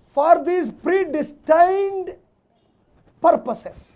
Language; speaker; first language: English; non-native, local second language; Telugu